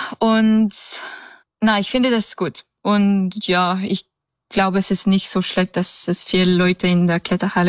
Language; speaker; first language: German; non-native, learner; English